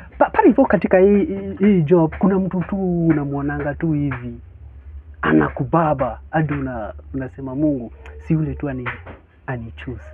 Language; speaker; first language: Swahili; native; Swahili